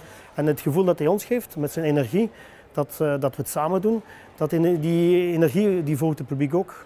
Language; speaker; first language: Dutch; native; Dutch